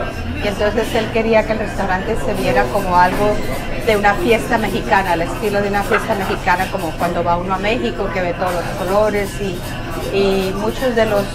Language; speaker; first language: Spanish; early bilingual, other home language; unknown